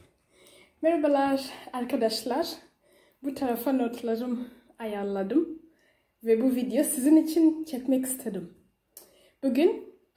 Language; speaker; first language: Turkish; non-native, learner; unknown